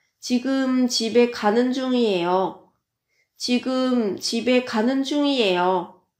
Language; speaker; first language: Korean; non-native, fluent; Vietnamese